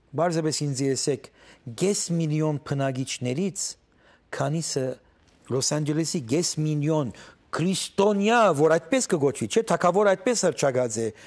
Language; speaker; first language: Armenian; early bilingual, heritage; Armenian